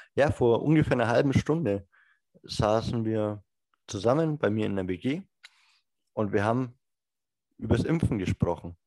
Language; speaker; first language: German; native; German